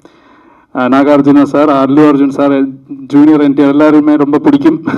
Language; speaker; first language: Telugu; non-native, learner; Malayalam